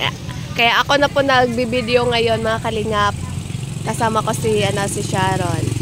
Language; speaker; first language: Filipino; non-native, local second language; Cebuano